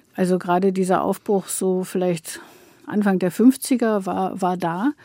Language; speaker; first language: German; native; German